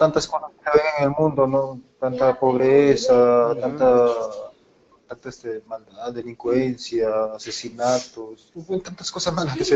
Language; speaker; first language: Spanish; native; Spanish